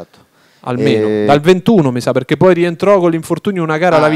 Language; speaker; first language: Italian; native; Italian